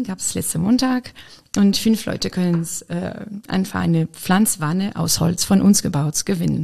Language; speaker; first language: German; non-native, fluent; French